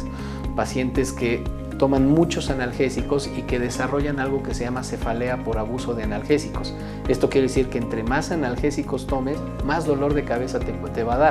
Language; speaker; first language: Spanish; native; Spanish